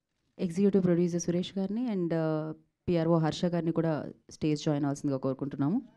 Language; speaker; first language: Telugu; native; Telugu